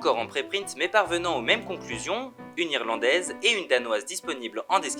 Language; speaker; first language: French; native; French